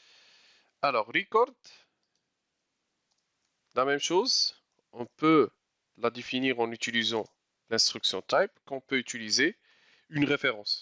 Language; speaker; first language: French; non-native, local second language; Arabic